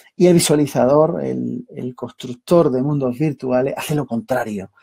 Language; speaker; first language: Spanish; native; Spanish